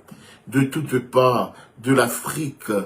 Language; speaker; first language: French; non-native, local second language; Haitian Creole